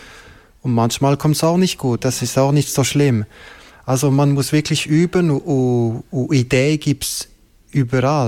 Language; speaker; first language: German; non-native, local second language; French